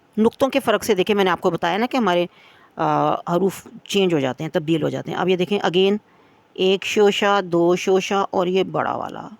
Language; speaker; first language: Urdu; native; Urdu